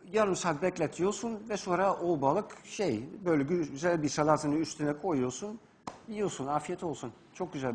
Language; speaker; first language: Turkish; non-native, fluent; Dutch